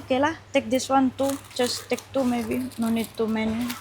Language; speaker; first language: English; non-native, learner; Indonesian